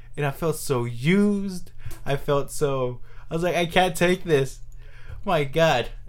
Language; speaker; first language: English; native; English